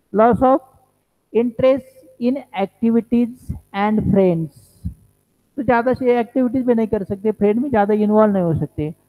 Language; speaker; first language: Hindi; non-native, local second language; Marathi